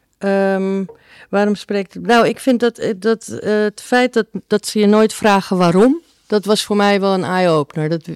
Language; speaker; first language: Dutch; early bilingual, other home language; Spanish